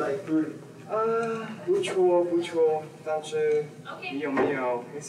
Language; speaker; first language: Chinese; non-native, learner; English